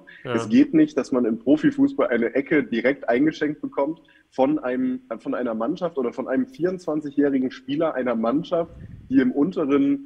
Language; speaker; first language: German; native; German